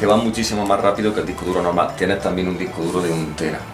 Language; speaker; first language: Spanish; native; Spanish